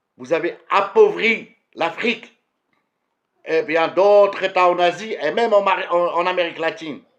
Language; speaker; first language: French; non-native, local second language; Arabic